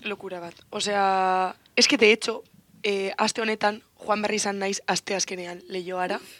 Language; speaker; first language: Basque; non-native, local second language; Spanish